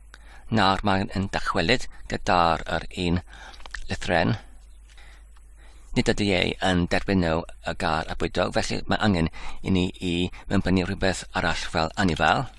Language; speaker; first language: Welsh; non-native, learner; Polish